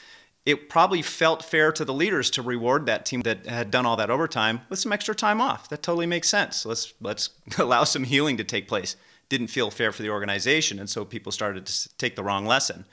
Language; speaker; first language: English; native; English